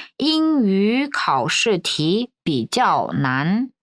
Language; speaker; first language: Chinese; non-native, fluent; Korean